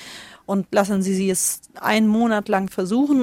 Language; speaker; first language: German; early bilingual, other home language; Russian